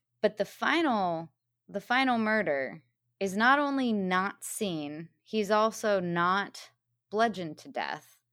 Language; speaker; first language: English; native; English